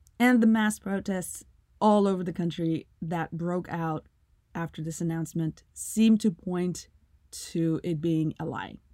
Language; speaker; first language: English; non-native, fluent; Russian